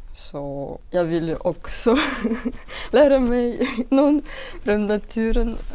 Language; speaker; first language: Swedish; non-native, fluent; Russian